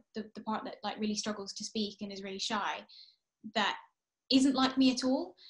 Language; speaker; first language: English; early bilingual, heritage; English